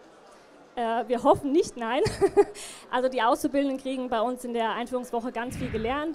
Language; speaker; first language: German; native; German